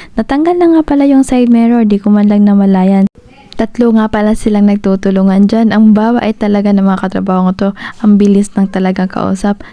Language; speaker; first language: Filipino; non-native, local second language; Cebuano